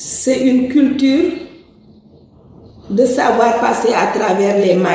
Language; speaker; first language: French; non-native, local second language; Wolof